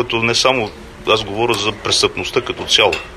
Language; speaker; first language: Bulgarian; native; Bulgarian